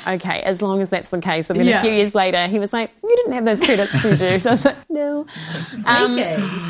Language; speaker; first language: English; native; English